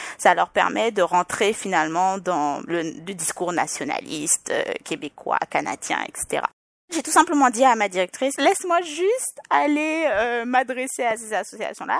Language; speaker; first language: French; native; French